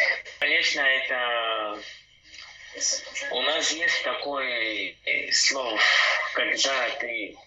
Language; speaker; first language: Russian; non-native, learner; Portuguese